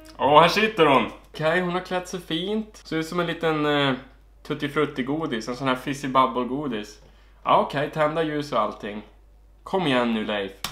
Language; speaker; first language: Swedish; native; Swedish